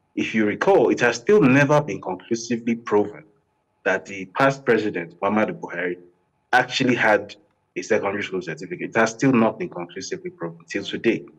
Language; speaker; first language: English; non-native, local second language; Yoruba